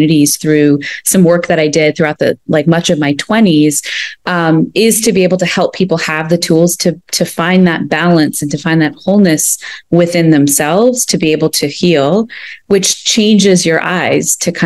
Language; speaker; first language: English; native; English